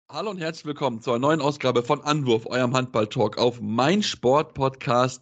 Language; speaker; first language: German; native; German